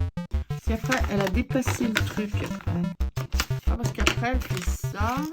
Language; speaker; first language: French; native; French